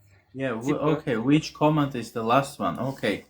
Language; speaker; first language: English; non-native, fluent; Armenian